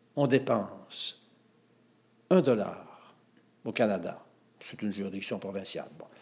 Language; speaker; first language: French; native; French